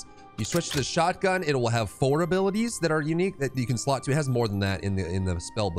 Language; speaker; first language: English; native; English